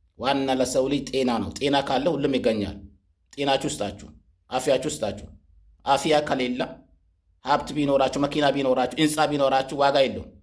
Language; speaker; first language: Amharic; non-native, local second language; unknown